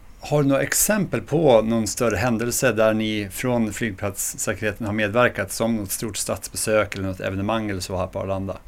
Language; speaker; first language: Swedish; native; Swedish